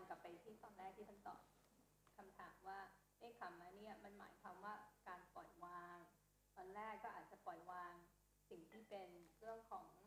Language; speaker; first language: Thai; native; Thai